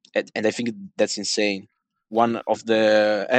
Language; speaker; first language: English; non-native, fluent; Italian